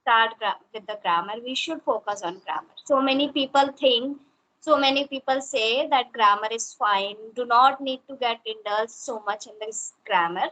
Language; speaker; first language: English; non-native, local second language; Hindi